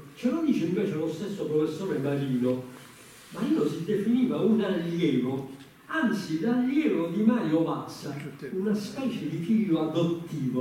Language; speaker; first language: Italian; native; Italian